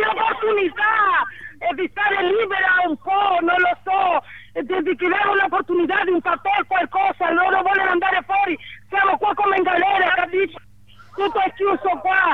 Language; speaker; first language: Italian; non-native, learner; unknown